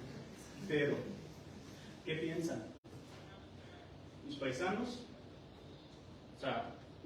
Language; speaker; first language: Spanish; non-native, fluent; Persian